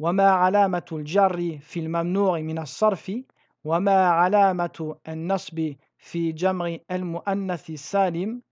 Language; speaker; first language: Arabic; non-native, fluent; French